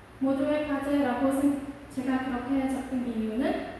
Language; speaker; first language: Korean; non-native, local second language; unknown